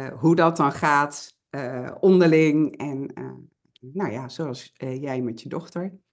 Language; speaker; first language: Dutch; native; Dutch